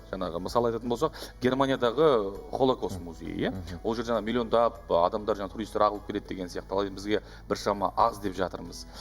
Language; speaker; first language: Kazakh; native; Kazakh